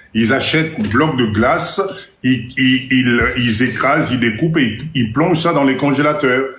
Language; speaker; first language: French; non-native, local second language; Lingala